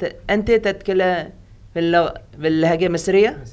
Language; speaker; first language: Arabic; non-native, learner; Indonesian